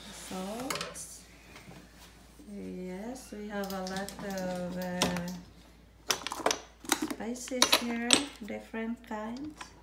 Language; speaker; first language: English; non-native, local second language; Filipino